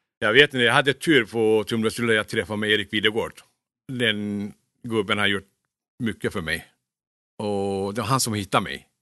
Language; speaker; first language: Swedish; non-native, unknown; Turkish